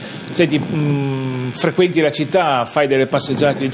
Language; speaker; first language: Italian; native; Italian